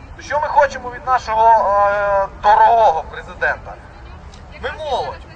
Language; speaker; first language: Ukrainian; native; Ukrainian